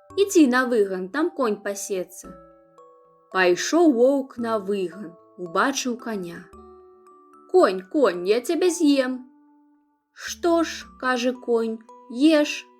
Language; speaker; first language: Belarusian; non-native, local second language; Russian